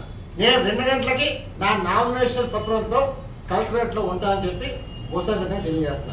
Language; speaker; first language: Telugu; native; Telugu